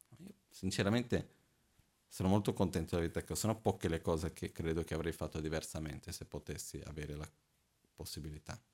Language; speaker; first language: Italian; non-native, fluent; Portuguese